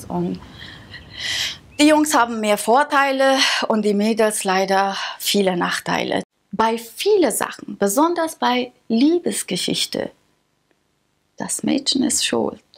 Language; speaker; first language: German; early bilingual, other home language; Persian